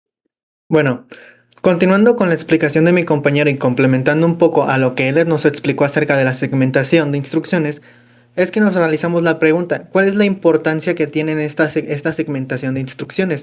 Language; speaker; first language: Spanish; native; Spanish